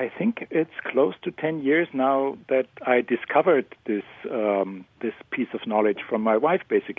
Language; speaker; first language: English; non-native, fluent; German